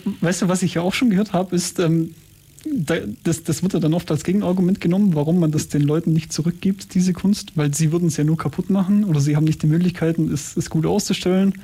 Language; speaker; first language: German; native; German